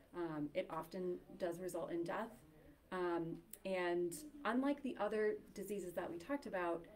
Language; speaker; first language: English; native; English